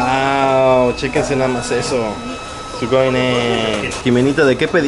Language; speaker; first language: Spanish; native; Spanish